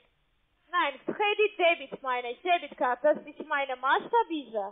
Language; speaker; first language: German; non-native, learner; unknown